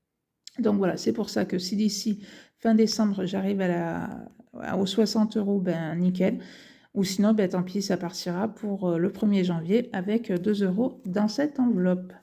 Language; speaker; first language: French; native; French